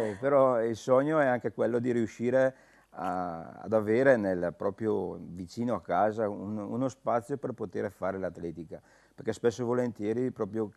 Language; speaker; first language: Italian; native; Italian